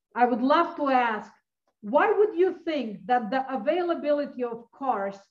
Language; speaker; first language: English; early bilingual, other home language; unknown